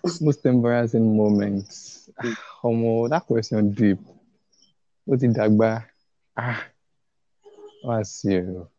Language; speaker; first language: English; non-native, local second language; Yoruba